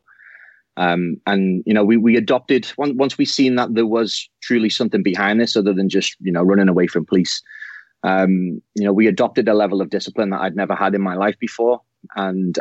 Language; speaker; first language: English; native; English